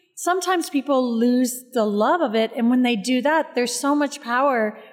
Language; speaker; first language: English; native; English